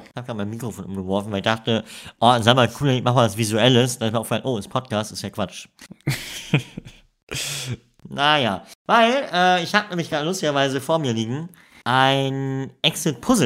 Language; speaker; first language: German; native; German